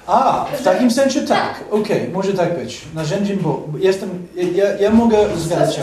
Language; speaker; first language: Polish; non-native, fluent; English